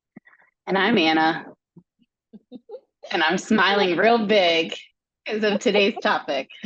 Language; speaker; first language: English; native; English